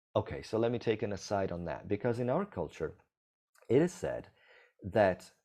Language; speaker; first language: English; non-native, fluent; Italian